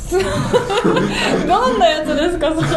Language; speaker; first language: Japanese; native; Japanese